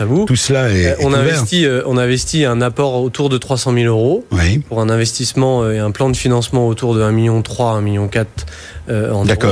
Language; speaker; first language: French; native; French